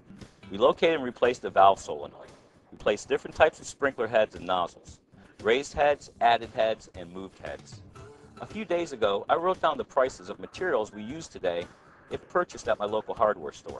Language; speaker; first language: English; native; English